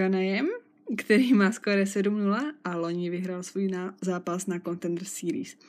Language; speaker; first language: Czech; native; Czech